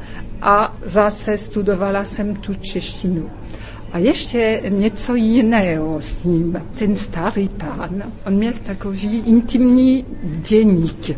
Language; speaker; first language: Czech; non-native, fluent; French